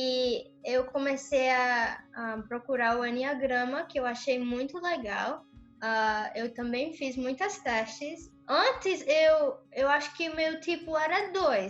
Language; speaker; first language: Portuguese; early bilingual, other home language; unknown